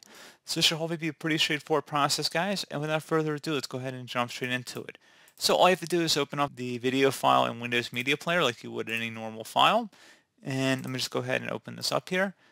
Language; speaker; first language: English; native; English